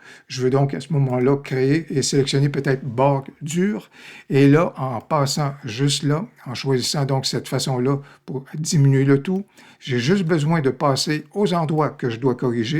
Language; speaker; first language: French; native; French